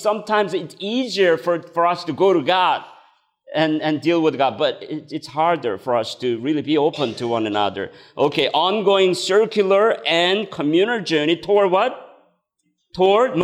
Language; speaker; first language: English; non-native, fluent; Korean